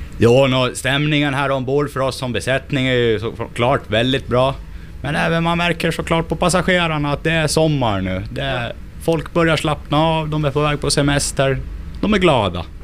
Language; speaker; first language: Swedish; native; Swedish